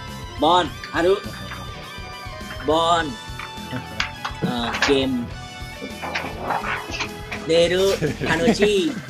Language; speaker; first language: Japanese; non-native, learner; Thai